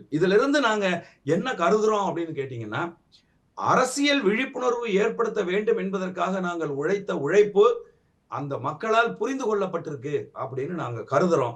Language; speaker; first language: Tamil; native; Tamil